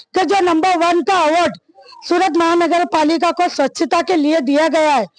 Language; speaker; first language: Hindi; native; Hindi